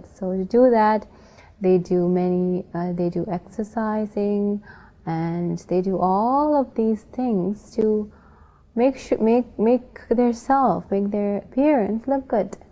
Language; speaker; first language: English; non-native, local second language; Sinhala